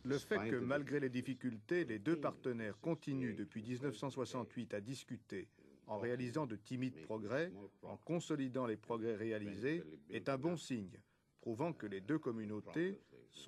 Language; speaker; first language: French; non-native, fluent; Turkish